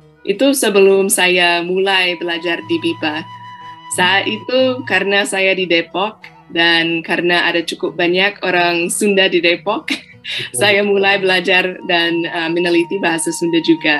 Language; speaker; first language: Indonesian; non-native, fluent; English